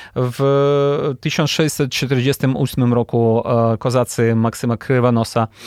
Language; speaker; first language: Polish; non-native, fluent; Ukrainian